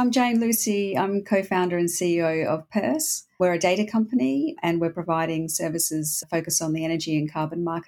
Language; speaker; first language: English; native; English